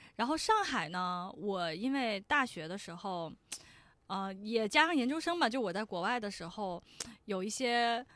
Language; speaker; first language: Chinese; non-native, local second language; Cantonese